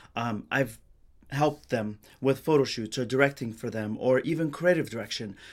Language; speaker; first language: English; early bilingual, other home language; Persian